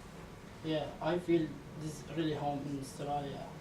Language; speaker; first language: English; non-native, learner; Arabic